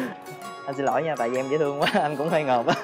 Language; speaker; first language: Vietnamese; native; Vietnamese